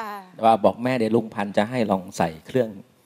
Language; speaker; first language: Thai; native; Thai